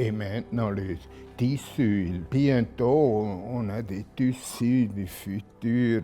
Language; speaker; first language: French; non-native, local second language; German